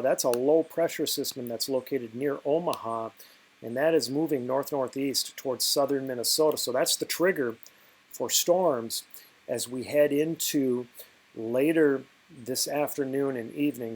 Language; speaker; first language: English; native; English